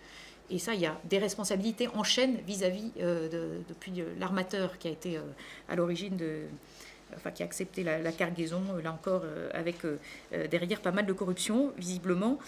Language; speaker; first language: French; native; French